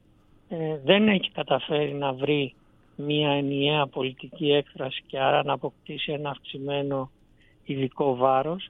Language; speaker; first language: Greek; native; Greek